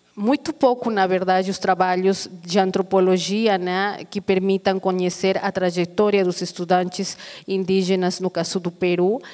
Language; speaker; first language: Portuguese; non-native, fluent; Aymara